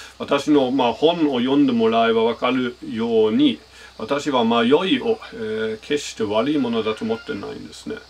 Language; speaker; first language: Japanese; non-native, fluent; German